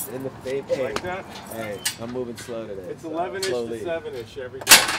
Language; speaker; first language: English; native; English